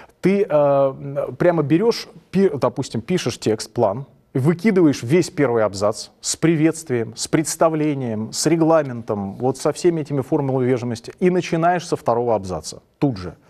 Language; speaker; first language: Russian; native; Russian